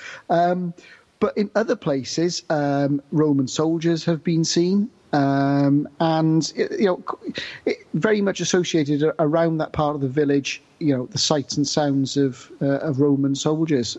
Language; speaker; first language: English; native; English